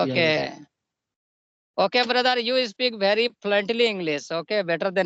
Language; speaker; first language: English; non-native, learner; Hindi